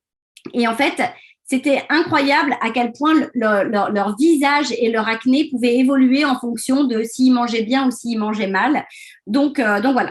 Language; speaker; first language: French; native; French